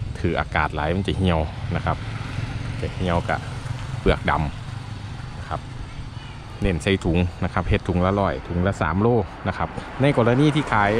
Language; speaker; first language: Thai; non-native, local second language; Lao